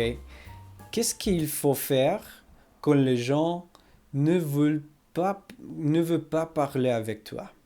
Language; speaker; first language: French; non-native, learner; English